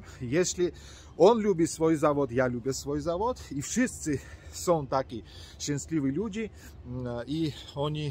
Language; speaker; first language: Polish; non-native, fluent; Georgian